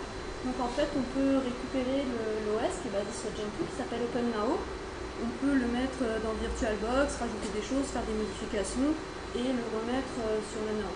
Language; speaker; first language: French; native; French